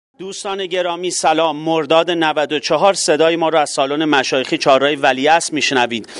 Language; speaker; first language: Persian; native; Persian